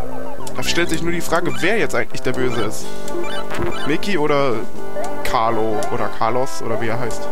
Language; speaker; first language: German; native; German